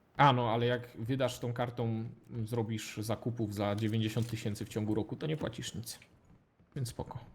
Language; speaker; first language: Polish; native; Polish